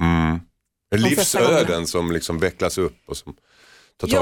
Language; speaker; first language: Swedish; native; Swedish